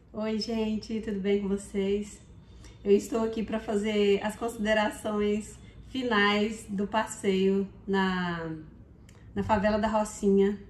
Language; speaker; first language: Portuguese; native; Portuguese